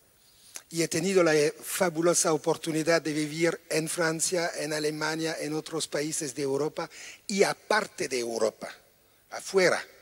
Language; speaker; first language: Spanish; non-native, fluent; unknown